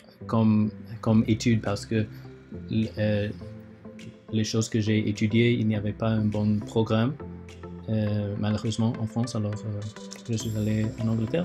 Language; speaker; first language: French; early bilingual, other home language; Chinese